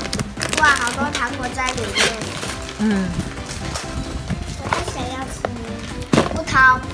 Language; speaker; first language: Chinese; early bilingual, other home language; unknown